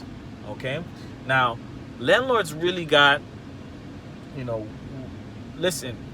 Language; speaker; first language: English; native; English